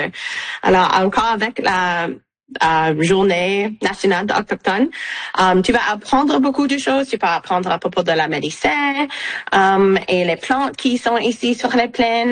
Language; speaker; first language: French; non-native, local second language; English